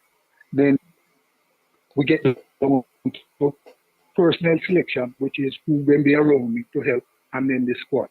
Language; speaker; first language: English; non-native, local second language; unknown